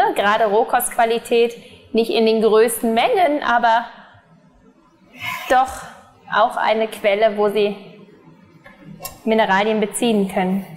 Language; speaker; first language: German; native; German